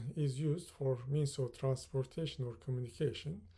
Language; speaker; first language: English; non-native, fluent; Turkish